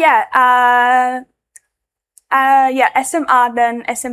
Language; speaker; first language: Indonesian; non-native, learner; English